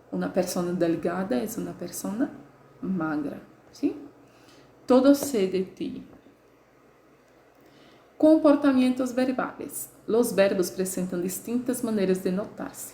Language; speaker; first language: Spanish; non-native, learner; Portuguese